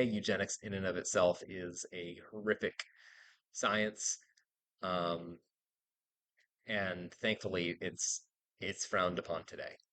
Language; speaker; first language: English; native; English